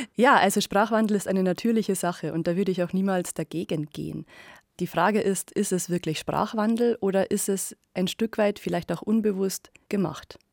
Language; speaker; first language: German; native; German